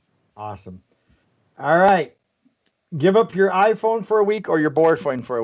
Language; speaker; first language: English; native; English